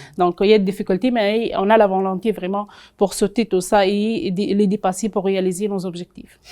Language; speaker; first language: French; non-native, local second language; Arabic